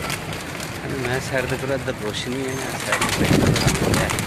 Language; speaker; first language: Hindi; non-native, local second language; Punjabi